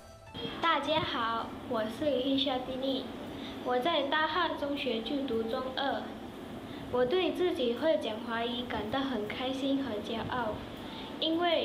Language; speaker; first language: Chinese; non-native, local second language; Malay